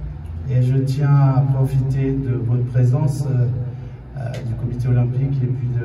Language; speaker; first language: French; native; French